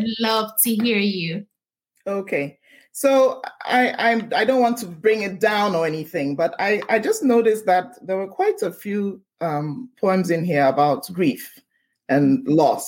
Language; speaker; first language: English; non-native, local second language; Ewe